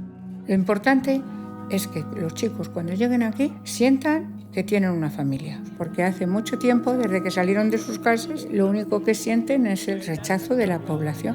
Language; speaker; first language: Spanish; native; Spanish